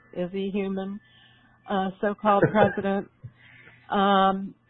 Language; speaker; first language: English; native; English